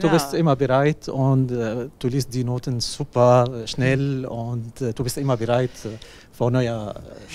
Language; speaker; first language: German; non-native, learner; Arabic